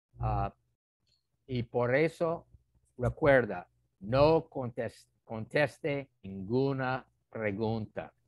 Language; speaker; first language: Spanish; non-native, fluent; English